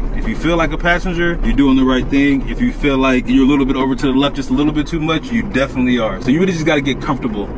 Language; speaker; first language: English; native; English